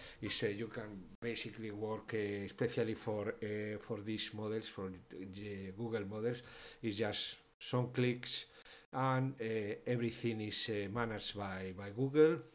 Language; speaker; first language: English; non-native, fluent; Spanish